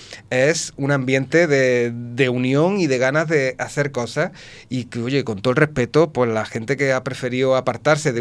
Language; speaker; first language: Spanish; native; Spanish